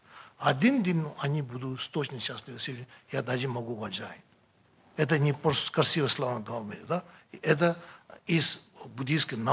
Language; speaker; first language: Russian; non-native, learner; Tibetan